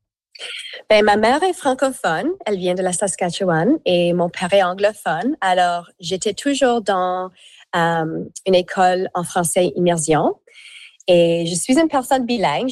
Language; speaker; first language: French; non-native, local second language; English